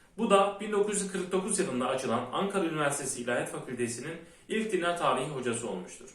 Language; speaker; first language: Turkish; early bilingual, heritage; Turkish